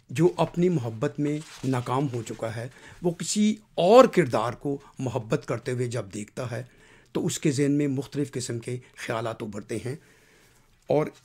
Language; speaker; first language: Urdu; non-native, local second language; Punjabi